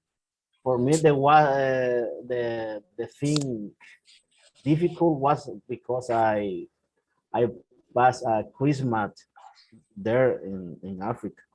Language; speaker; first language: English; non-native, learner; Spanish